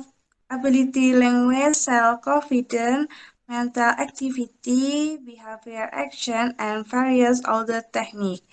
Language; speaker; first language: English; non-native, learner; Indonesian